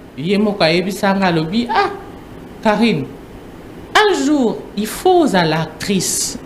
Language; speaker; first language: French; non-native, local second language; Lingala